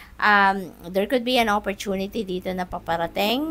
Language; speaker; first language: English; non-native, local second language; Filipino